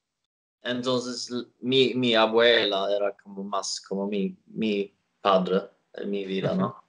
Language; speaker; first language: Spanish; non-native, learner; Swedish